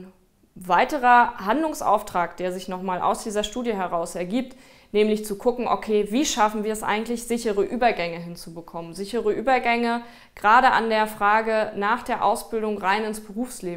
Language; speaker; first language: German; native; German